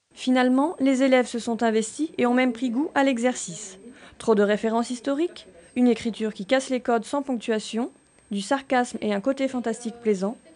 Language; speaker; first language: French; native; French